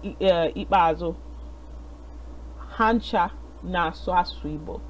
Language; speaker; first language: Igbo; non-native, learner; English